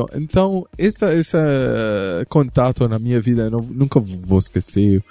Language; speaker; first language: Portuguese; non-native, learner; Arabic